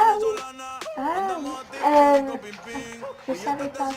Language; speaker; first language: French; native; French